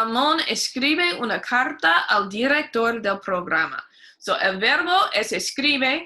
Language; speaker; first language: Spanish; non-native, fluent; English